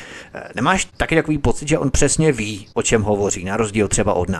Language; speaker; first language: Czech; native; Czech